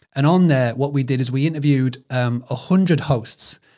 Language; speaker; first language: English; native; English